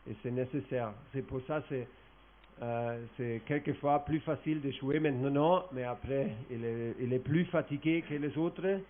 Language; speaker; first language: French; non-native, fluent; German